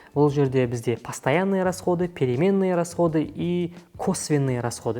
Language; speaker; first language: Russian; non-native, local second language; Kazakh